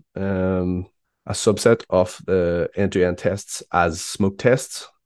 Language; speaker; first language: English; native; English